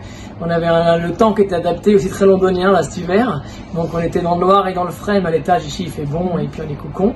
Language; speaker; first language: French; native; French